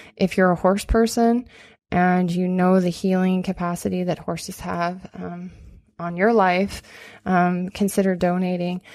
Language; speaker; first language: English; native; English